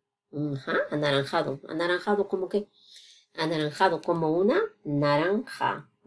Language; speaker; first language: Spanish; non-native, fluent; English